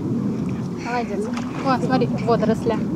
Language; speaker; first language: Russian; native; Russian